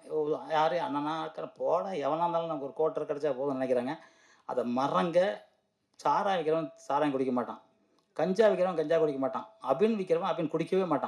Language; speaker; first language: Tamil; native; Tamil